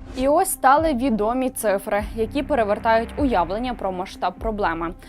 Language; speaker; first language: Ukrainian; native; Ukrainian